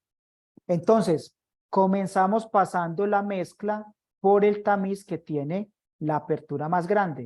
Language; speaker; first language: Spanish; native; Spanish